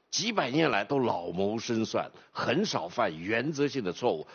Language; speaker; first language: Chinese; native; Chinese